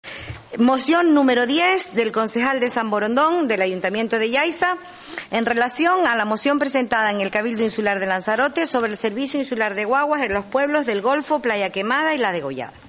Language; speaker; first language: Spanish; native; Spanish